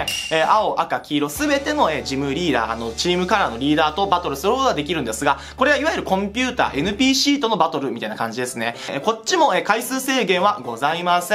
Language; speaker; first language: Japanese; native; Japanese